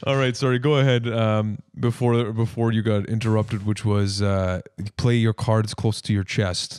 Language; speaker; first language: English; native; English